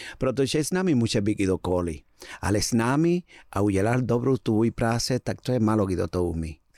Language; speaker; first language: Czech; non-native, learner; Spanish